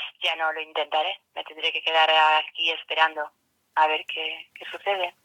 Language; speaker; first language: Spanish; native; Spanish